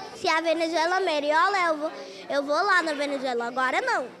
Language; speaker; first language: Portuguese; early bilingual, other home language; Spanish